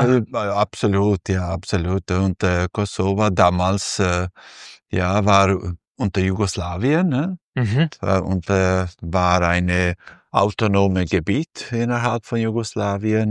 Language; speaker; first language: German; non-native, fluent; Albanian